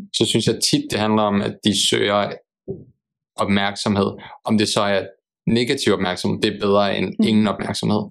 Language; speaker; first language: Danish; early bilingual, other home language; Bosnian